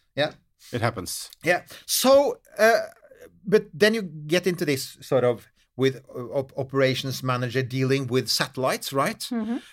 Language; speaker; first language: English; non-native, fluent; French